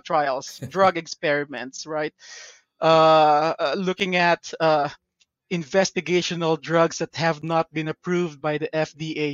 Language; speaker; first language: English; non-native, local second language; Filipino